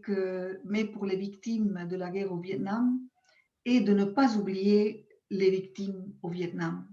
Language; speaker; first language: French; non-native, local second language; German